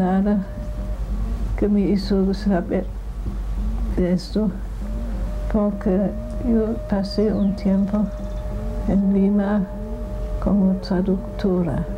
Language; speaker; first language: Spanish; non-native, fluent; German